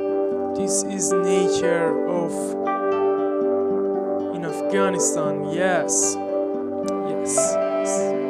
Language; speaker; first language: English; non-native, learner; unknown